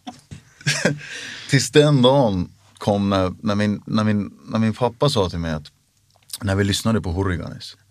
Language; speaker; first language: Swedish; non-native, local second language; Finnish